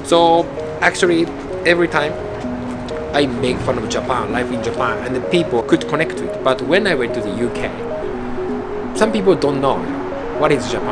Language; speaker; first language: English; non-native, fluent; Japanese